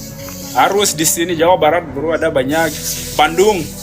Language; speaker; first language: Indonesian; non-native, learner; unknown